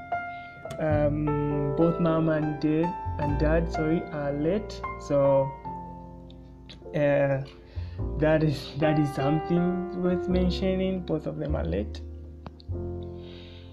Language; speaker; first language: English; non-native, local second language; Bemba